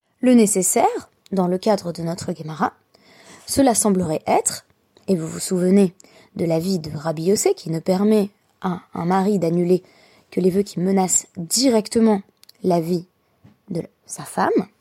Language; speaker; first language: French; native; French